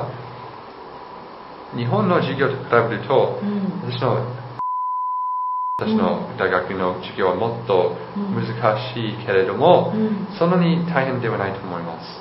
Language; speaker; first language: Japanese; non-native, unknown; English